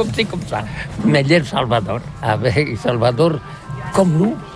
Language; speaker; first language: French; non-native, learner; Catalan